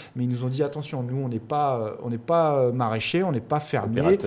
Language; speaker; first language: French; native; French